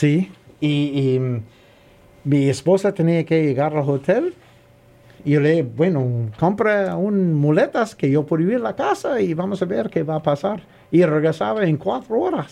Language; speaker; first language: Spanish; non-native, learner; English